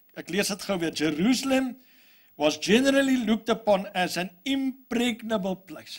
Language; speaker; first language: English; non-native, local second language; Afrikaans